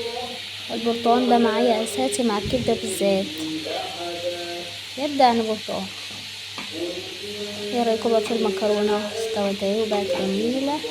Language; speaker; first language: Arabic; native; Arabic